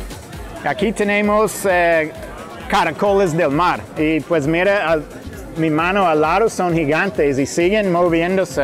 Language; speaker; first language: Spanish; non-native, fluent; English